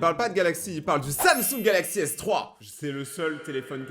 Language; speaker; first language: French; native; French